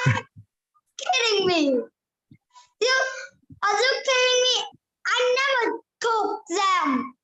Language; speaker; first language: English; non-native, learner; Vietnamese